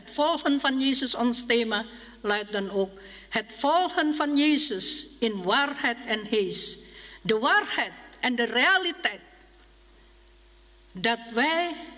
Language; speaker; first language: Dutch; non-native, learner; Indonesian